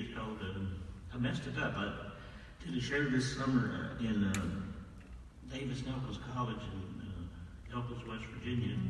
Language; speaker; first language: English; native; English